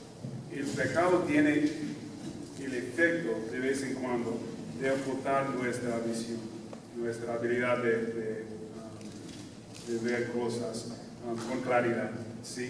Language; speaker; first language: Spanish; non-native, fluent; English